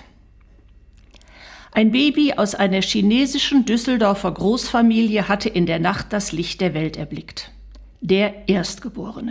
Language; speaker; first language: German; native; German